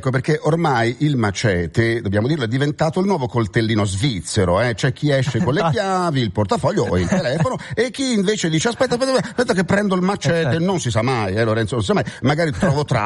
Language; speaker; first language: Italian; native; Italian